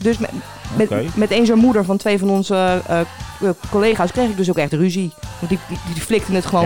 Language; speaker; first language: Dutch; native; Dutch